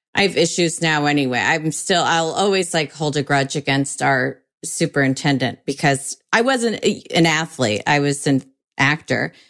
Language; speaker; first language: English; native; English